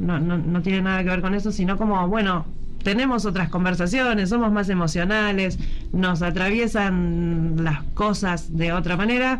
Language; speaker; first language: Spanish; native; Spanish